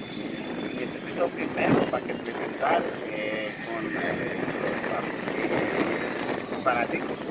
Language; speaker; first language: Spanish; non-native, learner; Haitian Creole